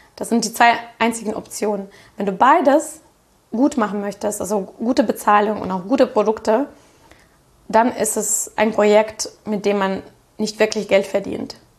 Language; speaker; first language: German; non-native, fluent; Russian